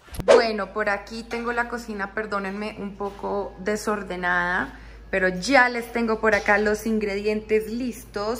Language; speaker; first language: Spanish; native; Spanish